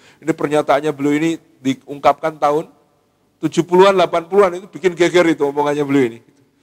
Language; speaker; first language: Indonesian; native; Indonesian